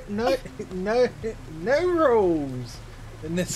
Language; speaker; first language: English; native; English